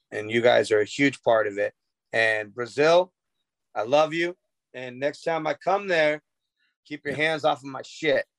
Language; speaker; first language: English; native; English